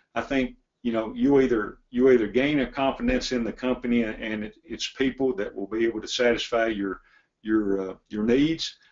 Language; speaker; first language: English; native; English